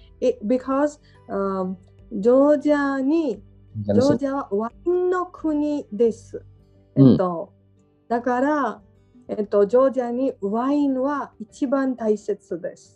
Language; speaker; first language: Japanese; non-native, learner; Georgian